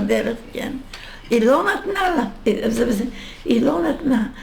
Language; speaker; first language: Hebrew; non-native, fluent; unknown